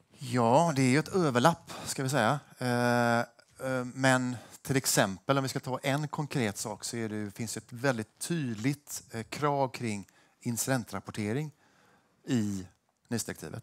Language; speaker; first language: Swedish; native; Swedish